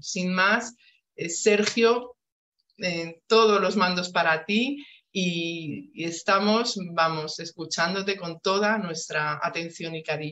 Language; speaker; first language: Spanish; native; Spanish